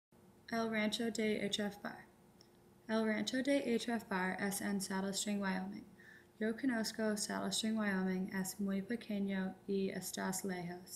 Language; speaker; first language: Spanish; non-native, learner; English